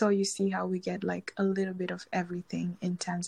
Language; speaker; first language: English; non-native, local second language; Swahili